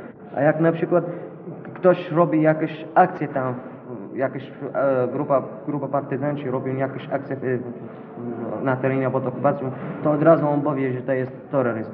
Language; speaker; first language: Polish; non-native, local second language; Arabic